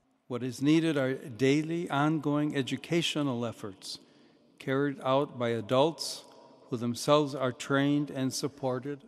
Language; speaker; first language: English; native; English